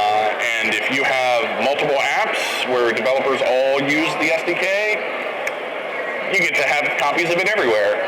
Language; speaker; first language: English; native; English